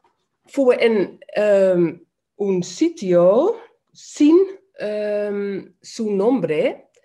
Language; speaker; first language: Spanish; non-native, fluent; Dutch